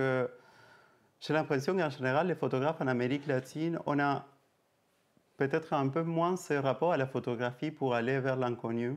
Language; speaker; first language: French; native; French